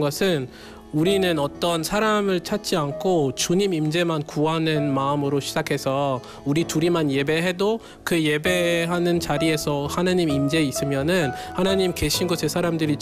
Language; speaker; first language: Korean; non-native, fluent; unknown